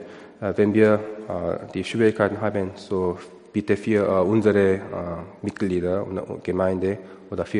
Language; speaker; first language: German; non-native, learner; Korean